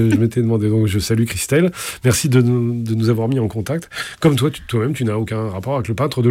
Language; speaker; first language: French; native; French